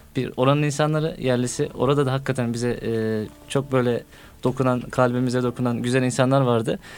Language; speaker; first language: Turkish; native; Turkish